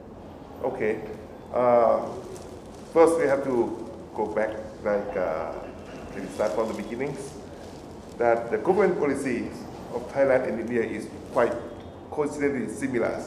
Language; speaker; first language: English; non-native, fluent; Thai